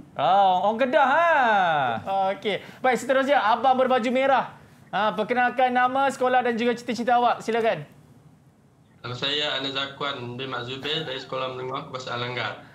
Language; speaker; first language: Malay; native; Malay